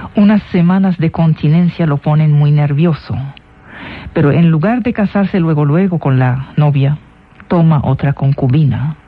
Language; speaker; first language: Spanish; non-native, fluent; Arabic